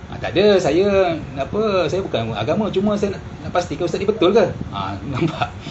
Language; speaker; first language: Malay; early bilingual, heritage; Malay